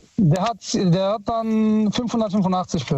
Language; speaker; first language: German; early bilingual, other home language; Italian